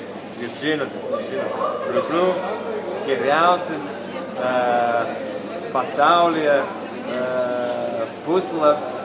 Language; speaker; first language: Lithuanian; non-native, learner; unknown